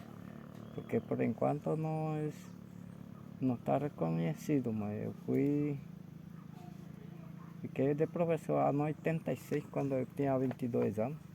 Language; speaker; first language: Portuguese; non-native, local second language; Guarani